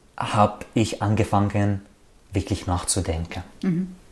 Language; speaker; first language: German; non-native, fluent; Arabic